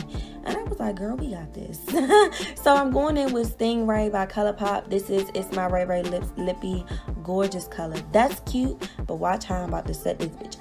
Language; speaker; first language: English; native; English